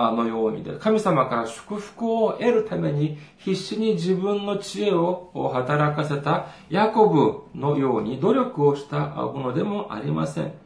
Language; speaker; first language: Japanese; non-native, fluent; Korean